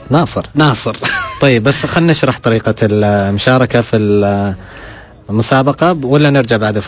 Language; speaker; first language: Arabic; native; Arabic